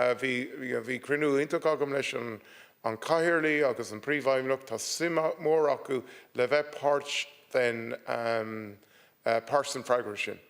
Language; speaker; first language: Irish; non-native, local second language; English